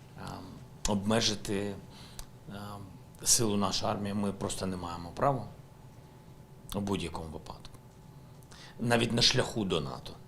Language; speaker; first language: Ukrainian; non-native, local second language; Russian